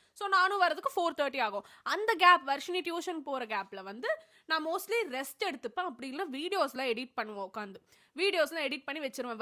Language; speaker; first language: Tamil; non-native, local second language; Telugu